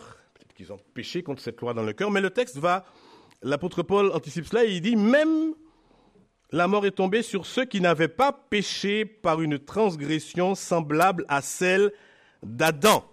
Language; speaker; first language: French; native; French